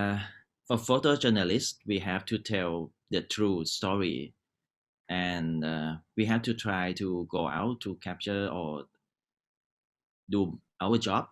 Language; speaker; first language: English; non-native, learner; Thai